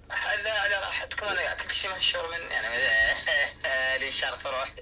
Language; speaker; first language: Arabic; native; Arabic